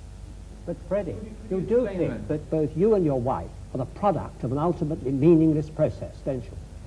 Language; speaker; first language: English; native; English